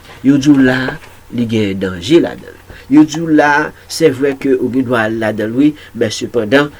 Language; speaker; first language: French; non-native, local second language; Haitian Creole